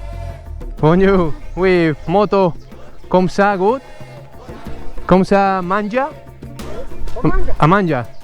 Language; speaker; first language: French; non-native, learner; Spanish